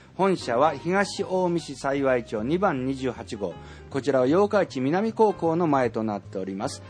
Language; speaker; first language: Japanese; native; Japanese